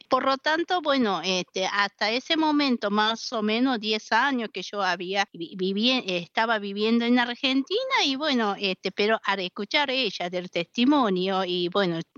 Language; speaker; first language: Spanish; non-native, fluent; Japanese